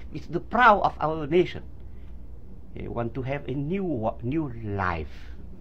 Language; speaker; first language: English; non-native, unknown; Vietnamese